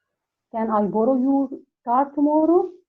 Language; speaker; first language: English; non-native, learner; Arabic